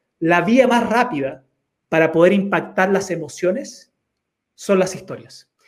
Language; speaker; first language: Spanish; early bilingual, heritage; Spanish